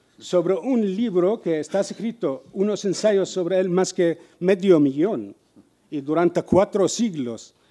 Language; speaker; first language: Spanish; non-native, fluent; Arabic